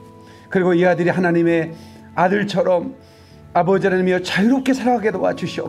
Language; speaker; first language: Korean; native; Korean